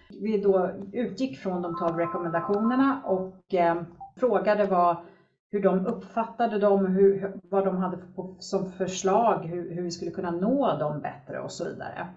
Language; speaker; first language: Swedish; native; Swedish